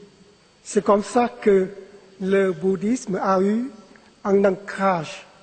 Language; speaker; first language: French; non-native, fluent; Vietnamese